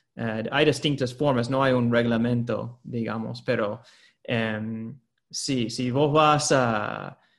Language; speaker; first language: Spanish; non-native, fluent; English